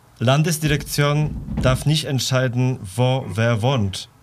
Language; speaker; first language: German; non-native, fluent; Polish